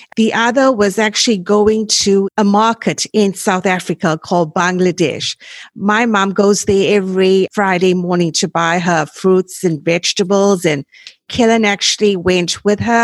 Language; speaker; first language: English; native; English